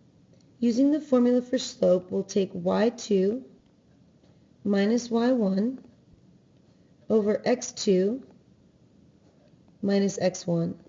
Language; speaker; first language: English; native; English